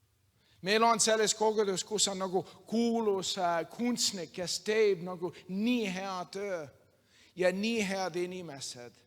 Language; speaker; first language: Estonian; non-native, learner; English